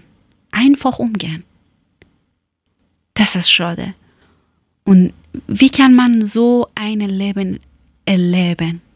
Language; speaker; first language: German; non-native, learner; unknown